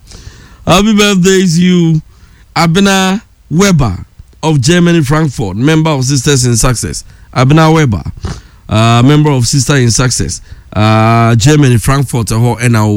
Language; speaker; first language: English; non-native, local second language; Akan